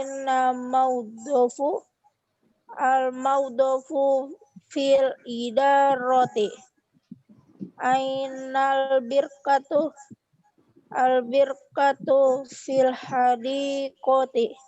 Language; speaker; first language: Arabic; non-native, learner; Indonesian